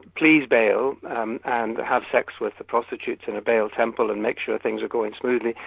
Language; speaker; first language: English; native; English